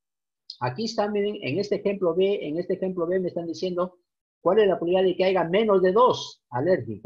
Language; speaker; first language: Spanish; native; Spanish